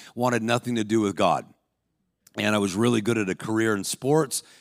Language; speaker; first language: English; native; English